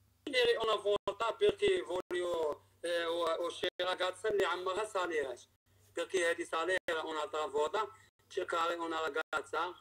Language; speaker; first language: Italian; non-native, learner; Arabic